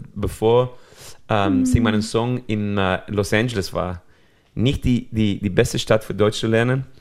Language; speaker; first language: German; non-native, fluent; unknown